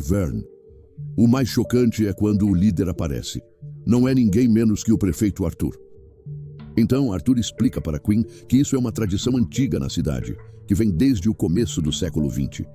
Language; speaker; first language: Portuguese; native; Portuguese